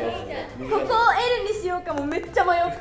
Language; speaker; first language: Japanese; native; Japanese